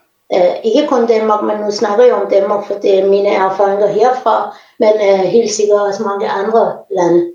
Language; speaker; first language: Danish; non-native, fluent; Persian